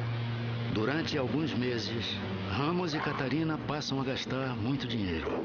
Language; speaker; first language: Portuguese; native; Portuguese